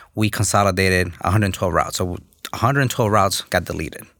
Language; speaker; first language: English; early bilingual, other home language; Spanish